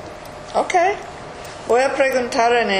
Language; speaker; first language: Spanish; early bilingual, heritage; English